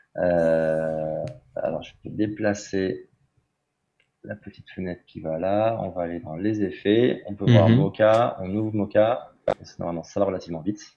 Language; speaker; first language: French; native; French